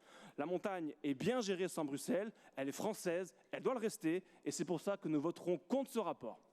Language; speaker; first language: French; native; French